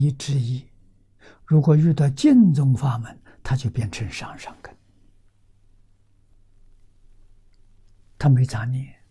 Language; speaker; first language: Chinese; native; Chinese